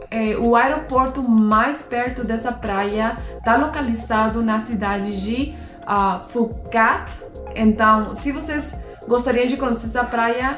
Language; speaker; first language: Portuguese; non-native, fluent; Spanish